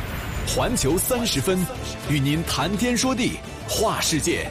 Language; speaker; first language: Chinese; native; Chinese